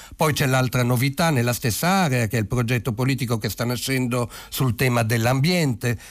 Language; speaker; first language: Italian; native; Italian